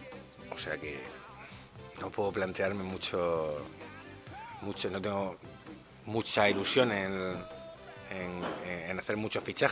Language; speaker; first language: Spanish; native; Spanish